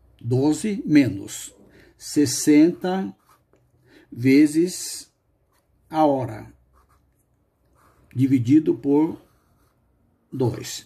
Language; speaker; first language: Portuguese; native; Portuguese